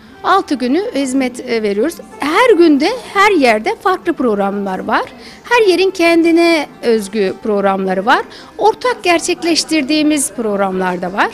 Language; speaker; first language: Turkish; native; Turkish